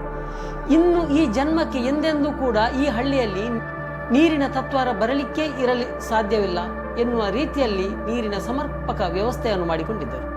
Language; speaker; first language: Kannada; native; Kannada